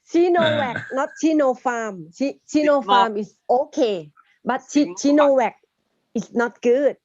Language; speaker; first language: English; non-native, learner; Thai